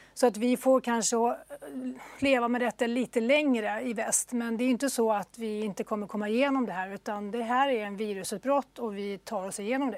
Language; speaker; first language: Swedish; native; Swedish